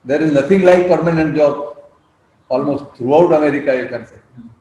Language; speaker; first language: English; non-native, local second language; Gujarati